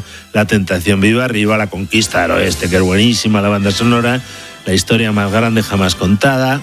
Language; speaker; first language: Spanish; native; Spanish